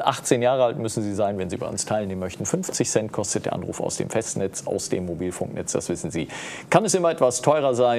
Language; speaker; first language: German; native; German